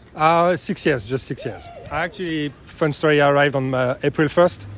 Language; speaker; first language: English; non-native, fluent; French